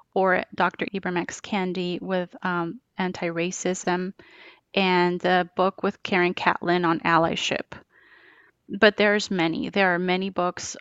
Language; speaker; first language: English; non-native, fluent; Spanish